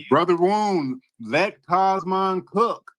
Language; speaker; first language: English; native; English